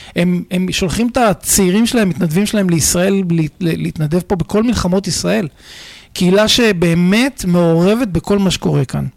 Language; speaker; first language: Hebrew; native; Hebrew